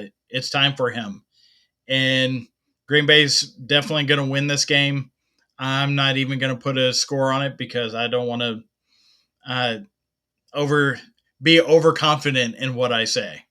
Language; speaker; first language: English; native; English